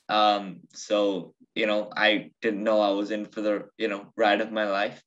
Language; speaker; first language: English; early bilingual, other home language; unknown